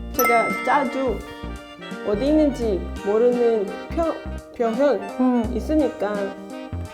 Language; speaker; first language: Korean; non-native, learner; Portuguese